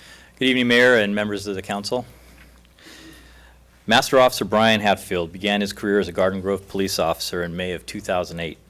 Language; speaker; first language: English; native; English